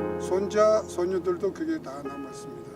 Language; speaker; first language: Korean; early bilingual, heritage; Russian